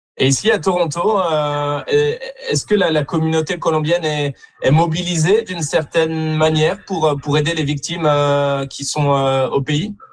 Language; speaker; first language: French; native; French